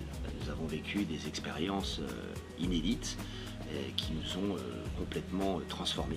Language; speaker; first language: French; native; French